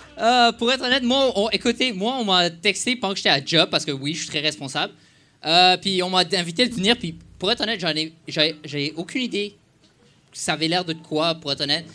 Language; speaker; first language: French; non-native, fluent; Spanish